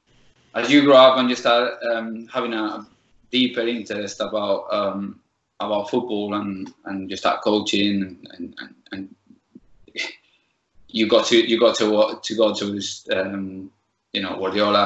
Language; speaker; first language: English; non-native, fluent; Spanish